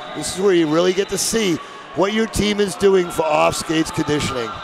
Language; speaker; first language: English; native; English